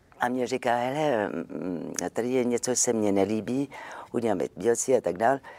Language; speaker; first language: Czech; non-native, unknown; French